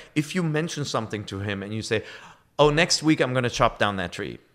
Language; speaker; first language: English; non-native, fluent; German